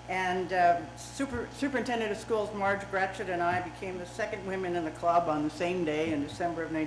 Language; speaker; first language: English; native; English